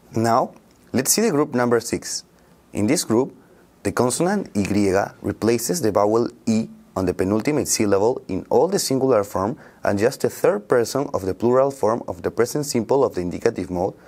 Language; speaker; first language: English; non-native, fluent; Spanish